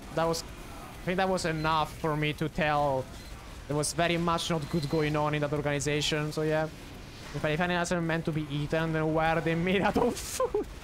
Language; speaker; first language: English; non-native, fluent; Italian